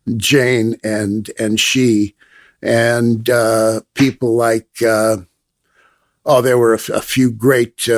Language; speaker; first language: English; native; English